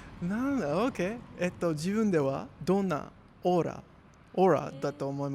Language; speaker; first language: Japanese; non-native, learner; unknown